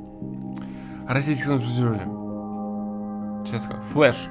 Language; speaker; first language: Russian; native; Russian